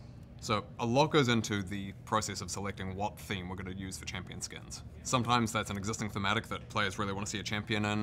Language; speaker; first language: English; native; English